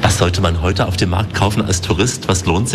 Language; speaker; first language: German; native; German